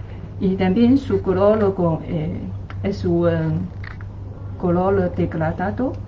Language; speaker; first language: Spanish; non-native, learner; Chinese